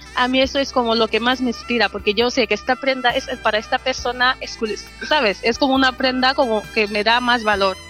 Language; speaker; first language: Spanish; non-native, fluent; Wolof